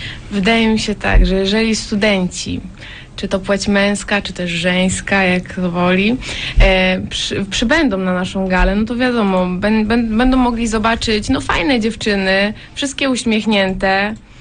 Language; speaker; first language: Polish; native; Polish